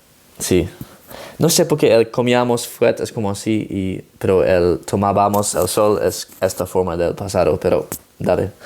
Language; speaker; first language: Spanish; non-native, learner; Dutch